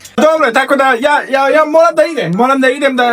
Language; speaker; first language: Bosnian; non-native, fluent; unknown